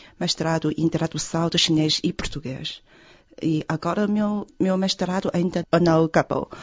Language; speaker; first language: Portuguese; non-native, fluent; Chinese